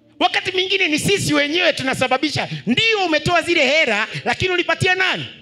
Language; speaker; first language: Swahili; non-native, local second language; Luyia